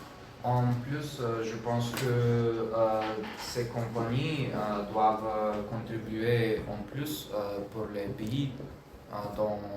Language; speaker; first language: French; non-native, learner; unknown